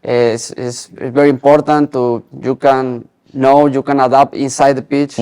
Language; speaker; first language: English; non-native, learner; Spanish